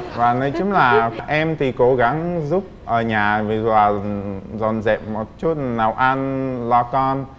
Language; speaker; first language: Vietnamese; non-native, fluent; Czech